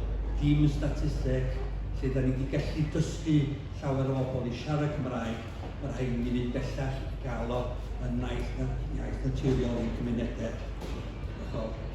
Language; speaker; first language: Welsh; native; Welsh